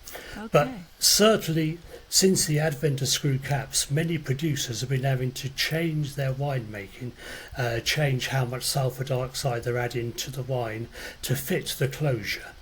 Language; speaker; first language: English; native; English